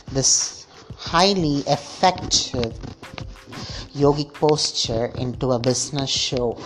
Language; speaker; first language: English; non-native, local second language; Tamil